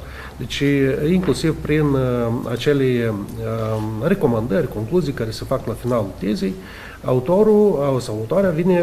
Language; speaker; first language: Romanian; native; Romanian